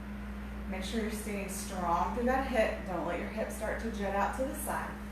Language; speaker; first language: English; native; English